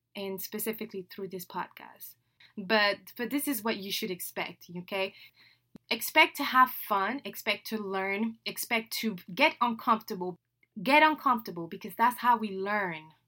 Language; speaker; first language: English; non-native, fluent; French